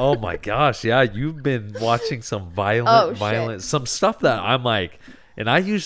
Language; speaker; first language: English; native; English